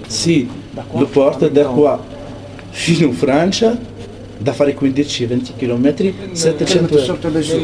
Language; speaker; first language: Italian; non-native, learner; Arabic